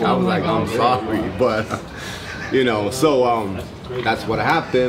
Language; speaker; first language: English; non-native, fluent; Japanese